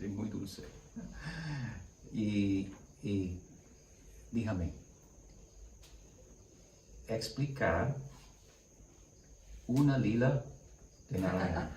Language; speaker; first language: Spanish; non-native, learner; English